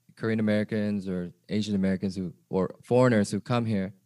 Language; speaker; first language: English; early bilingual, other home language; Korean